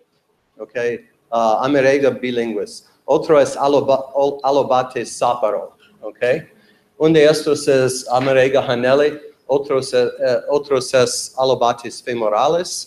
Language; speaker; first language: Spanish; non-native, learner; English